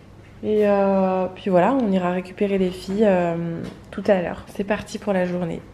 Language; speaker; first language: French; native; French